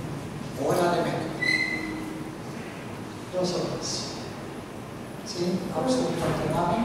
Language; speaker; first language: Spanish; non-native, fluent; Norwegian